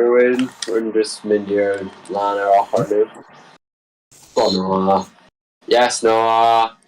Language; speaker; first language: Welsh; non-native, local second language; English